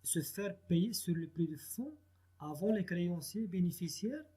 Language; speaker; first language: French; non-native, local second language; Arabic